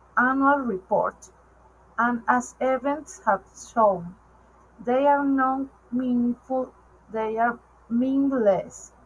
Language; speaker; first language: English; non-native, learner; Spanish